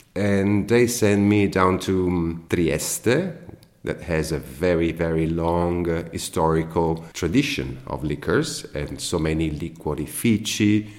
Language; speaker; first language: English; non-native, fluent; Italian